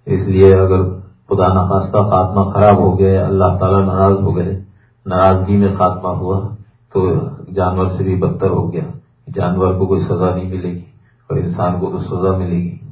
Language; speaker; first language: Urdu; native; Urdu